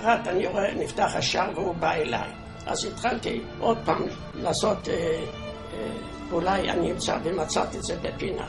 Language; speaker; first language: Hebrew; non-native, fluent; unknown